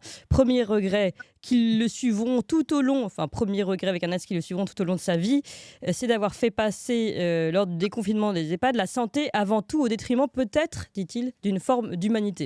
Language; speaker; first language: French; native; French